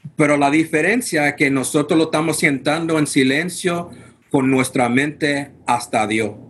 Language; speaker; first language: Spanish; non-native, fluent; English